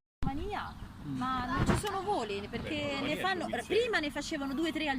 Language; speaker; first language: Italian; native; Italian